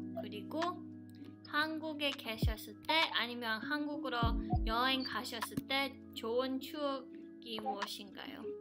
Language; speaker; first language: Korean; early bilingual, heritage; English